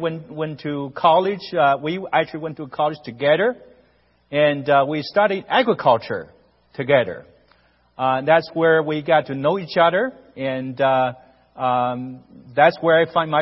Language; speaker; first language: English; non-native, fluent; Chinese